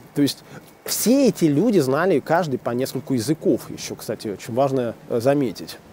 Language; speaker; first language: Russian; native; Russian